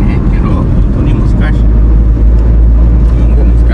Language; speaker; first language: Japanese; non-native, learner; Portuguese